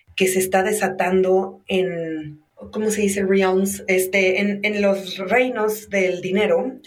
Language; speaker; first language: Spanish; native; Spanish